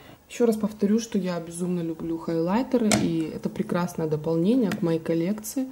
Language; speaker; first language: Russian; native; Russian